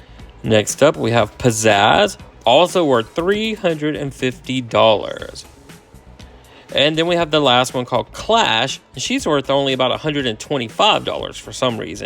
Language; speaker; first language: English; native; English